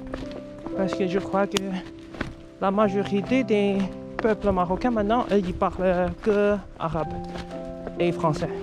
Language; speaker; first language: French; non-native, fluent; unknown